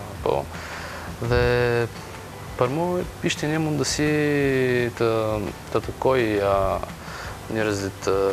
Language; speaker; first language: Albanian; non-native, learner; Bulgarian